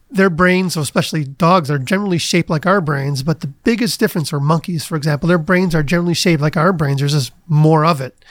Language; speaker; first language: English; native; English